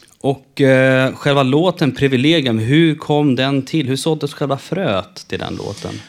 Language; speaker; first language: Swedish; native; Swedish